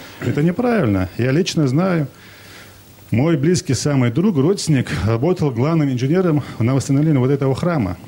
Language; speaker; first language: Russian; non-native, local second language; Chechen